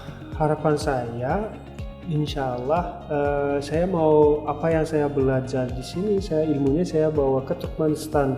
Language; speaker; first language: Indonesian; non-native, fluent; Turkmen